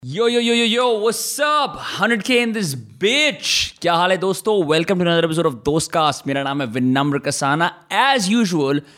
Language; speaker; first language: Hindi; native; Hindi